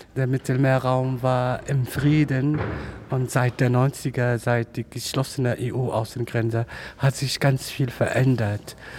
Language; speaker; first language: German; non-native, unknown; Arabic